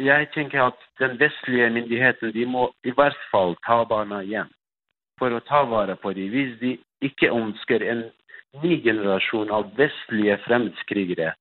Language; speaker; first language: Norwegian; non-native, fluent; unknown